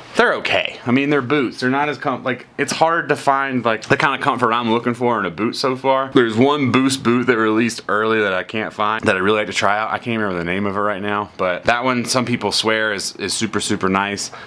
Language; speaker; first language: English; native; English